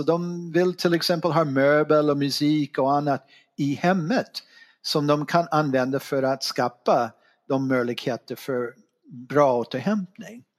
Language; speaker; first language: Swedish; non-native, fluent; English